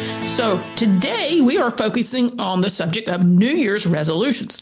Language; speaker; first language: English; native; English